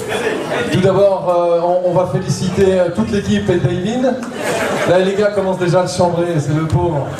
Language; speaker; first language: French; native; French